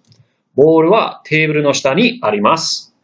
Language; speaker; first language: Japanese; non-native, fluent; English